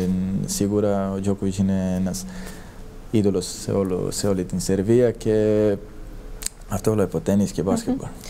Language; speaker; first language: Greek; non-native, fluent; Serbian